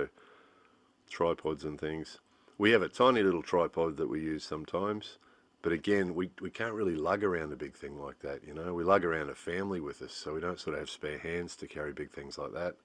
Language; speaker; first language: English; native; English